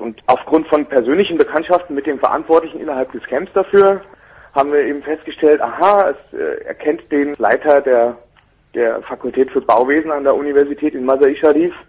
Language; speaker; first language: German; native; German